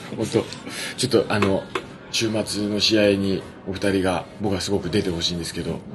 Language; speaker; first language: Japanese; native; Japanese